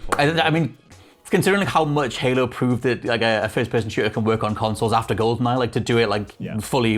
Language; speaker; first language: English; native; English